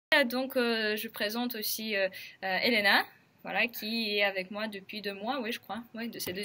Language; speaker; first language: French; non-native, fluent; Russian